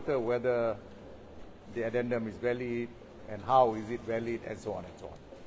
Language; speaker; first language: English; non-native, local second language; Malay